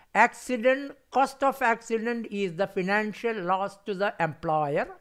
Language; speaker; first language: English; non-native, local second language; Malayalam